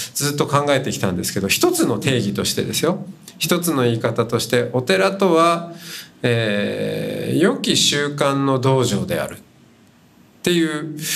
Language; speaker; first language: Japanese; native; Japanese